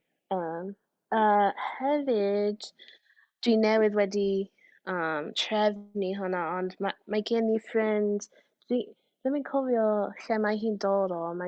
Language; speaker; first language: Welsh; non-native, fluent; English